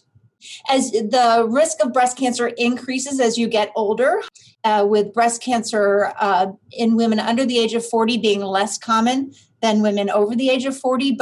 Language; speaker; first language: English; native; English